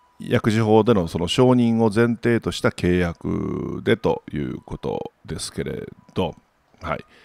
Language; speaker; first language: Japanese; native; Japanese